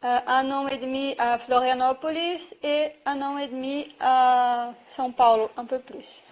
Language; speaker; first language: French; non-native, fluent; Portuguese